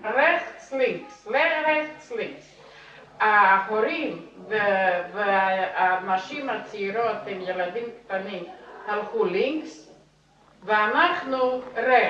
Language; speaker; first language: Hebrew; non-native, fluent; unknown